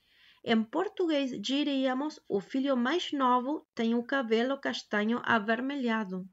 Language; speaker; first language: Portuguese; non-native, fluent; Spanish